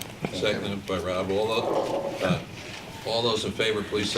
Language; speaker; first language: English; native; English